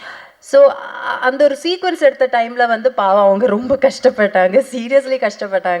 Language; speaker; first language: Tamil; non-native, fluent; Malayalam